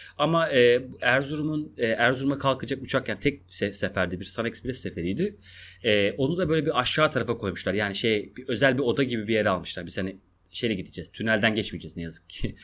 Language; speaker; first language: Turkish; non-native, local second language; Kurdish